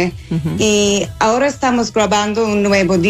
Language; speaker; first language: Spanish; non-native, fluent; English